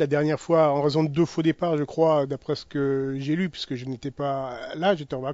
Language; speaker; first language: French; native; French